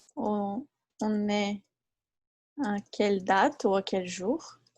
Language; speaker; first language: French; non-native, fluent; Portuguese